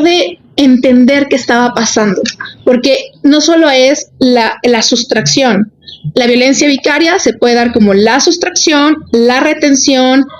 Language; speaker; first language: Spanish; native; Spanish